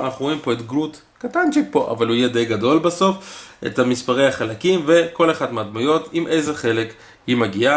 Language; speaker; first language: Hebrew; native; Hebrew